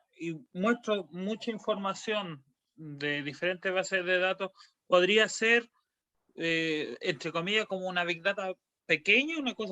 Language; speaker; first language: Spanish; native; Spanish